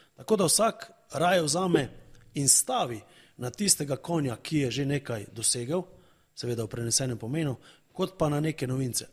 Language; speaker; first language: Slovenian; native; Slovenian